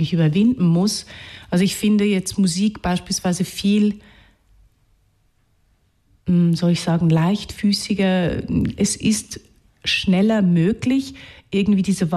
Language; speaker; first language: German; non-native, fluent; Hungarian